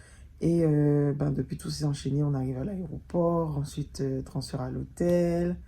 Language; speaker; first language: French; native; French